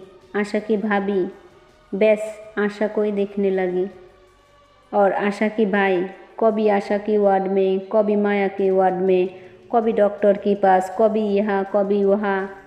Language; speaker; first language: Hindi; non-native, local second language; Bangla